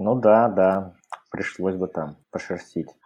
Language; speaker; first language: Russian; native; Russian